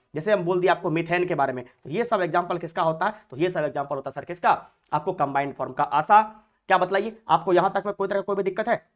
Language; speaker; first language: Hindi; native; Hindi